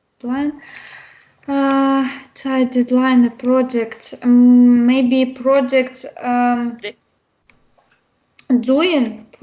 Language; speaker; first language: English; non-native, learner; Russian